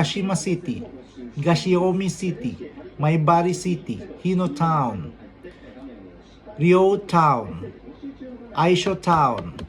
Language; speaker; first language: English; non-native, local second language; Filipino